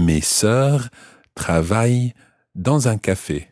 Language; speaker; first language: French; non-native, fluent; English